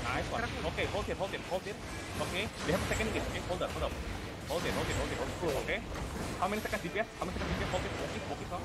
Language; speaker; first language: English; non-native, learner; Indonesian